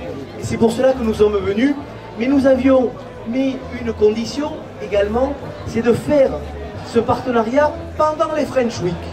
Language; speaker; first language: French; native; French